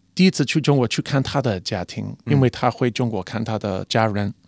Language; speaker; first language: Chinese; non-native, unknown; English